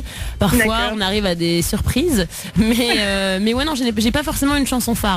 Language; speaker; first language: French; native; French